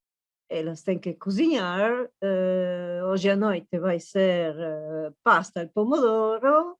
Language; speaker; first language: Portuguese; non-native, fluent; Italian